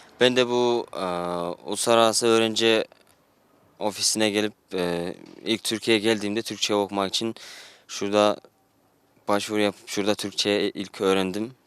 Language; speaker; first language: Turkish; non-native, fluent; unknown